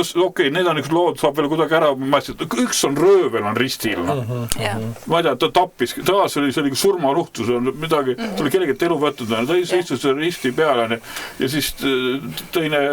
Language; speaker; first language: Estonian; native; Estonian